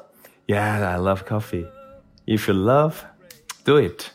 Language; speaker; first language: English; non-native, learner; Korean